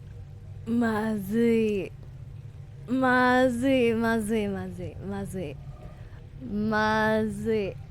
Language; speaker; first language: Japanese; non-native, learner; English